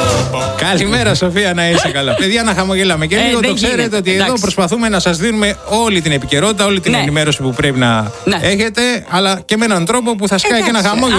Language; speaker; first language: Greek; native; Greek